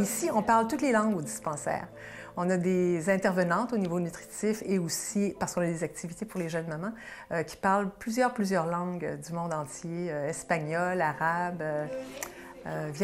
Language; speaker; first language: French; native; French